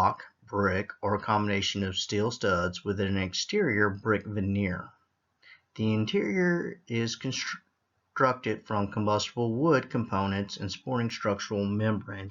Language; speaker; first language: English; native; English